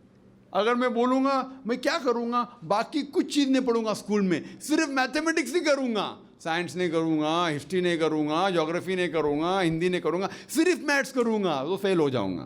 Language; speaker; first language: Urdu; non-native, local second language; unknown